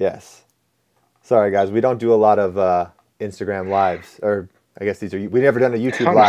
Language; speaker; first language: English; native; English